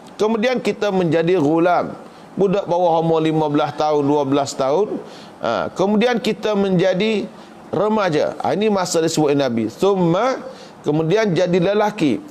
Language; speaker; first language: Malay; native; Malay